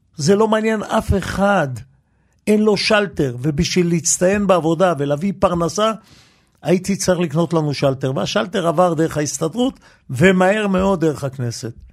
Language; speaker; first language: Hebrew; early bilingual, other home language; Yiddish